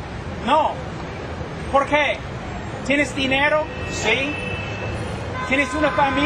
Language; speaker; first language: Spanish; non-native, fluent; English